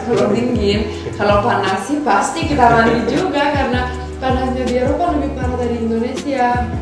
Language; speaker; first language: Indonesian; non-native, fluent; Romanian